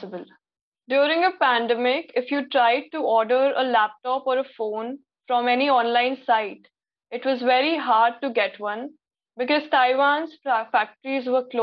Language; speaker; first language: English; non-native, local second language; Hindi